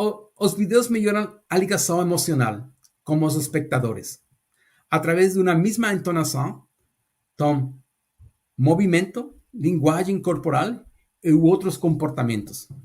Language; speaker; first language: Portuguese; non-native, learner; Spanish